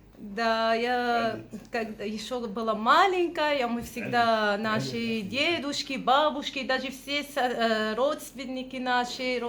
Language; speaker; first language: Russian; non-native, fluent; Arabic